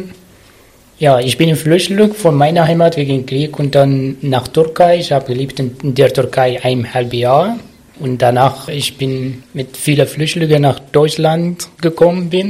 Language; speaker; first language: German; non-native, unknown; Arabic